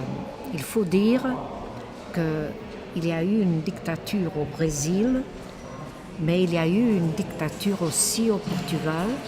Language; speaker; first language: French; non-native, fluent; Portuguese